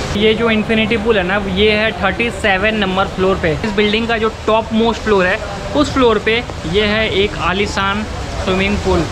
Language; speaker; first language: Hindi; native; Hindi